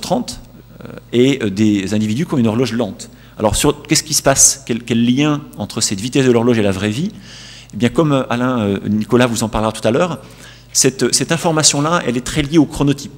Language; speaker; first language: French; native; French